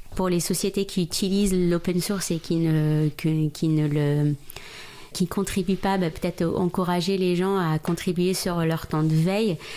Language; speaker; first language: French; non-native, local second language; Arabic